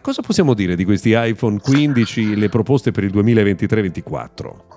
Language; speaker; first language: Italian; native; Italian